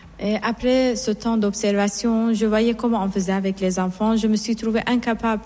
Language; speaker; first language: French; non-native, fluent; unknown